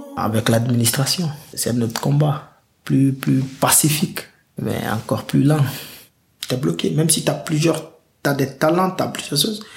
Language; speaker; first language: French; non-native, local second language; Fula